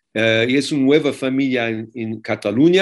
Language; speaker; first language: Spanish; non-native, fluent; English